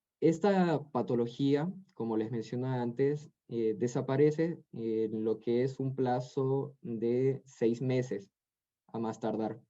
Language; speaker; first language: Spanish; native; Spanish